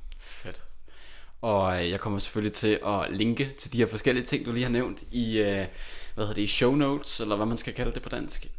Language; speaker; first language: Danish; native; Danish